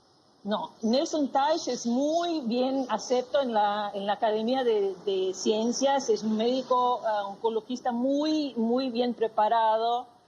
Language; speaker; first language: Spanish; non-native, fluent; Portuguese